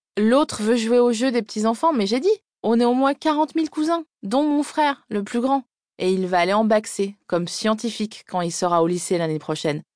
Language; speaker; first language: French; native; French